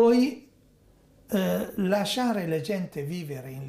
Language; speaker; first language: Italian; non-native, fluent; Arabic